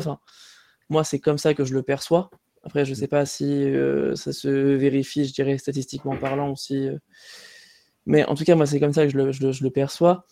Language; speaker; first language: French; native; French